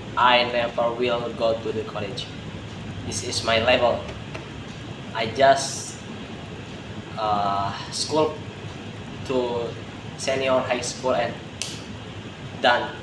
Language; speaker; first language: English; non-native, learner; Indonesian